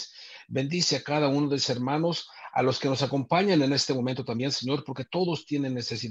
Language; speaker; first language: Spanish; native; Spanish